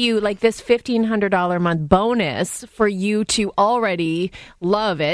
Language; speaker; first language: English; native; English